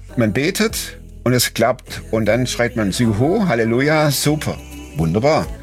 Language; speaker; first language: German; native; German